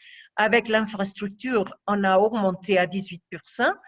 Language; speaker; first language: French; non-native, fluent; Spanish